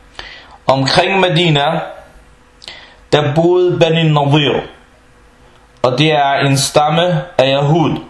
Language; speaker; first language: Danish; non-native, fluent; Arabic